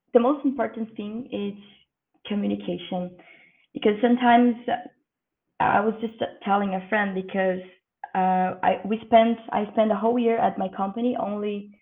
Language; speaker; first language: English; non-native, fluent; Portuguese